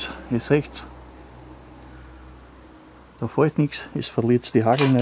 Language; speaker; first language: German; native; German